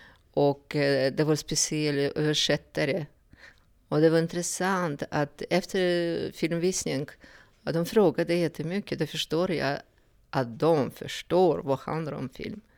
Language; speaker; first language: Swedish; non-native, fluent; Russian